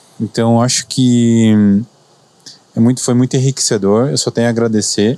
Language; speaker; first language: Portuguese; native; Portuguese